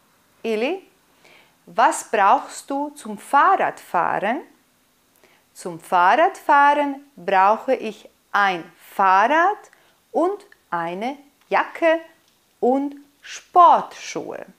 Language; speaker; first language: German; non-native, fluent; Bosnian